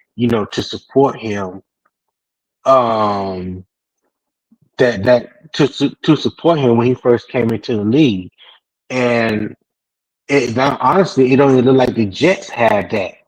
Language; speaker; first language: English; native; English